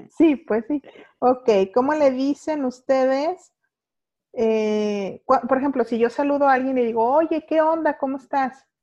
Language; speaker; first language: Spanish; native; Spanish